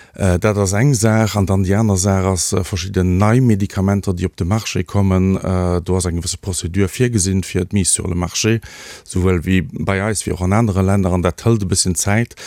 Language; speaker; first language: Luxembourgish; native; Luxembourgish